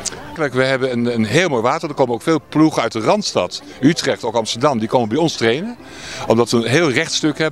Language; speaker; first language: Dutch; native; Dutch